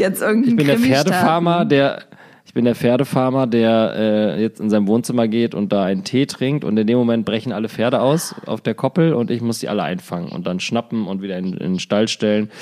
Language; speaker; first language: German; native; German